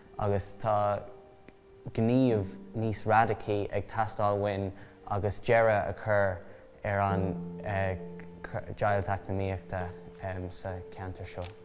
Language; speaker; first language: Irish; non-native, local second language; English